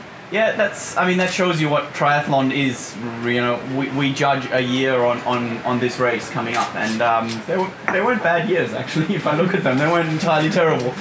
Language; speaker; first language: English; early bilingual, other home language; German